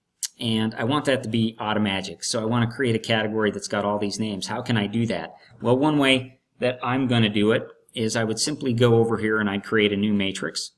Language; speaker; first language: English; native; English